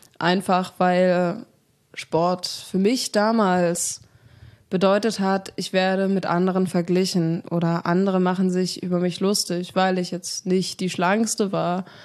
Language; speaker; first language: German; native; German